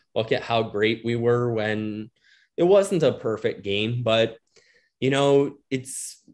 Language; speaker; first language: English; native; English